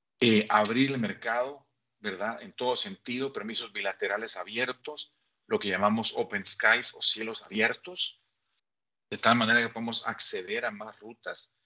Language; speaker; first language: Spanish; native; Spanish